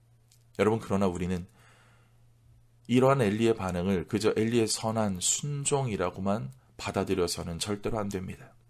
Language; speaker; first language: Korean; native; Korean